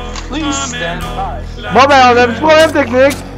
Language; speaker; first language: French; native; French